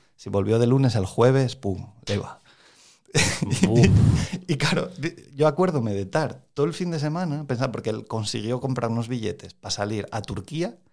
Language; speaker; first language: Spanish; native; Spanish